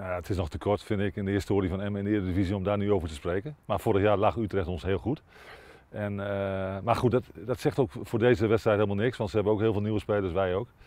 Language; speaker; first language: Dutch; native; Dutch